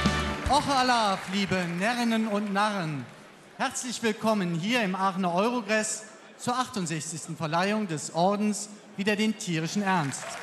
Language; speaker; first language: German; native; German